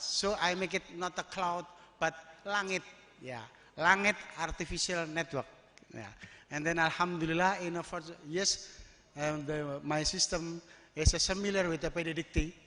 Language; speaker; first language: English; non-native, learner; Indonesian